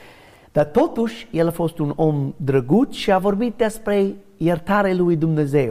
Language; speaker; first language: Romanian; non-native, learner; English